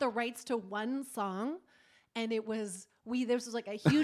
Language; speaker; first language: English; native; English